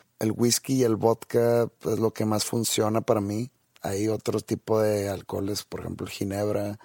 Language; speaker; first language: Spanish; native; Spanish